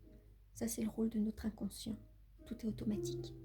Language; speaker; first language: French; native; French